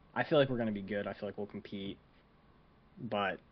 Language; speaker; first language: English; native; English